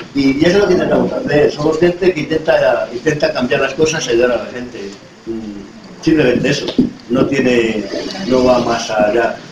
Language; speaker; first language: Spanish; native; Spanish